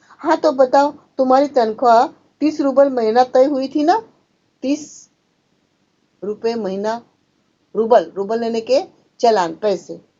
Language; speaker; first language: Hindi; non-native, local second language; Marathi